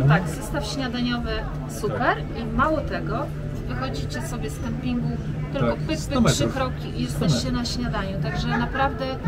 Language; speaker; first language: Polish; native; Polish